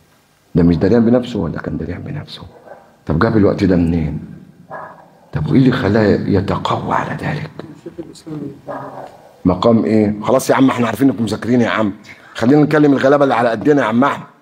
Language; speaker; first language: Arabic; native; Arabic